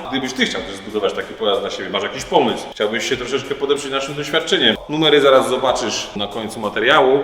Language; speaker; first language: Polish; native; Polish